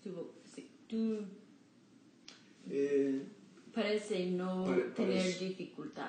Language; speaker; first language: Spanish; non-native, learner; English